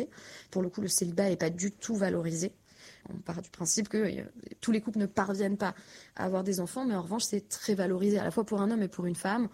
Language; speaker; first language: French; native; French